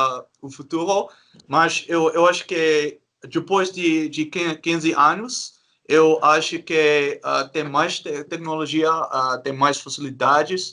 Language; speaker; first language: Portuguese; non-native, learner; Dutch